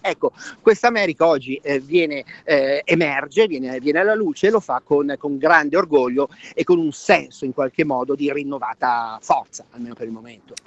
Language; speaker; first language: Italian; native; Italian